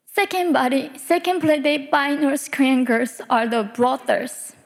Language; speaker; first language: English; early bilingual, other home language; Korean